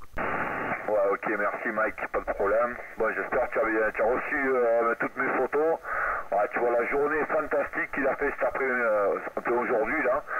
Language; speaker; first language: French; native; French